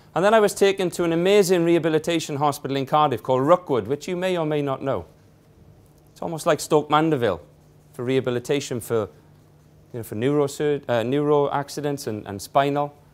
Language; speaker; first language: English; native; English